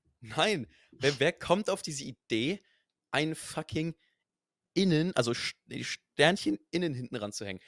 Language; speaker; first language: German; native; German